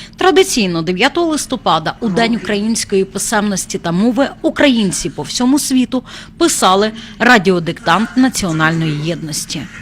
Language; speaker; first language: Ukrainian; native; Ukrainian